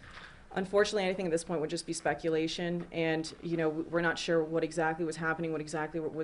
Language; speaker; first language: English; native; English